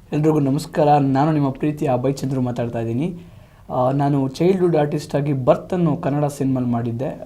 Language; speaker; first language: Kannada; native; Kannada